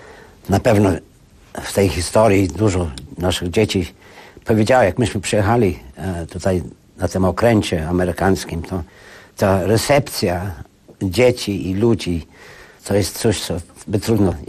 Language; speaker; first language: Polish; early bilingual, heritage; Polish